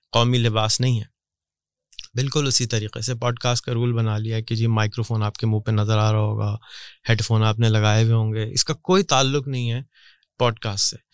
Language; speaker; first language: Urdu; native; Urdu